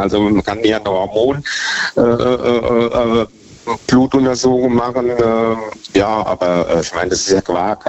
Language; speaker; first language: German; native; German